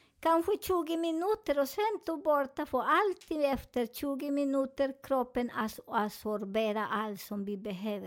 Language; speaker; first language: Swedish; non-native, fluent; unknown